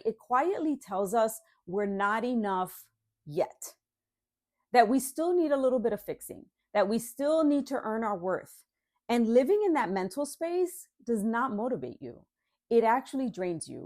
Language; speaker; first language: English; native; English